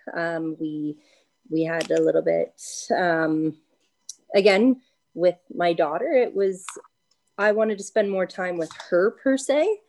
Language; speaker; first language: English; native; English